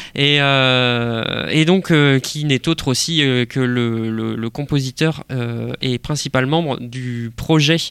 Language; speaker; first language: French; native; French